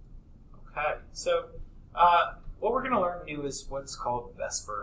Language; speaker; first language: English; native; English